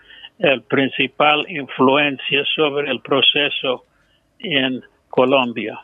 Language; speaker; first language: Spanish; non-native, fluent; English